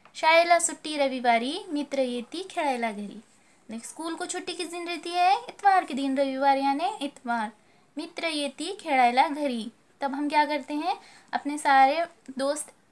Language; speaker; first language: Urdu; native; Urdu